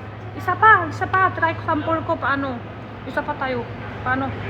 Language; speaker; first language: Filipino; non-native, learner; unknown